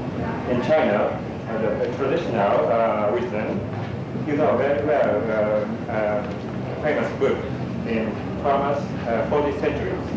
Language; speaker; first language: English; non-native, learner; Japanese